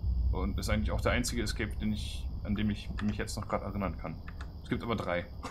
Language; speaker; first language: German; native; German